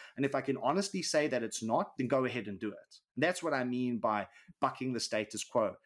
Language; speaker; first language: English; native; English